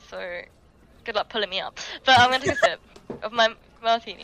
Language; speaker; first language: English; native; English